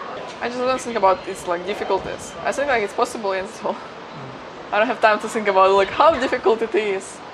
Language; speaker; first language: English; non-native, fluent; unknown